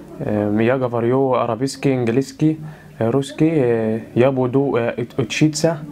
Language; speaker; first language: Russian; non-native, learner; Arabic